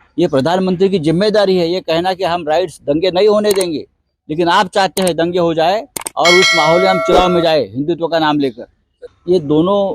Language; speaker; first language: Hindi; non-native, local second language; Marathi